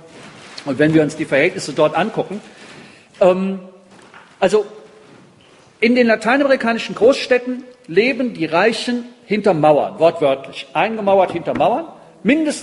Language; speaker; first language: German; native; German